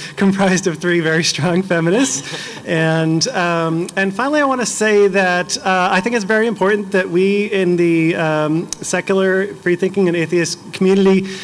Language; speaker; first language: English; native; English